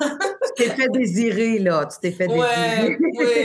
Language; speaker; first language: French; native; French